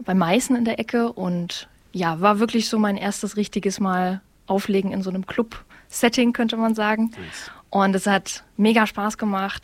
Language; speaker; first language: German; native; German